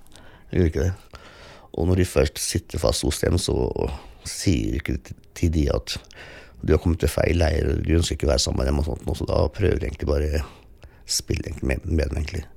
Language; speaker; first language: Norwegian; early bilingual, other home language; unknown